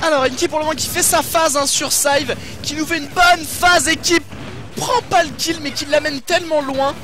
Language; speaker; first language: French; native; French